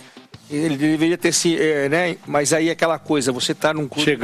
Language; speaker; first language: Portuguese; native; Portuguese